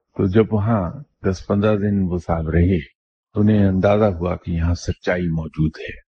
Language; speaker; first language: Urdu; non-native, local second language; Punjabi